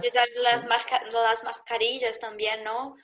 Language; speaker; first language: Spanish; non-native, learner; Portuguese